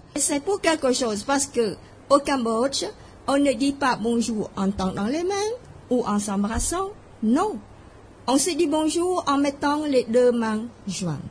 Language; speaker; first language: French; non-native, fluent; Khmer